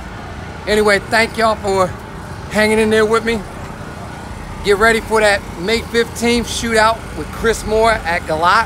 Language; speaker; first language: English; native; English